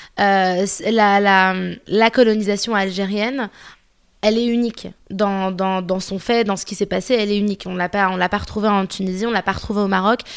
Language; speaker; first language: French; early bilingual, other home language; Arabic